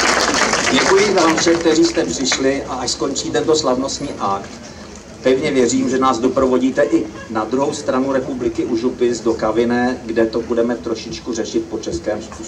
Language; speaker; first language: Czech; native; Czech